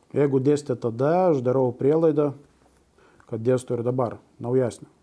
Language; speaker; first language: Lithuanian; non-native, local second language; Russian